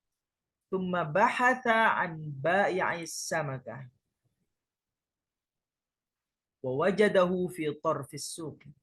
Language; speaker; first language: Arabic; non-native, fluent; Indonesian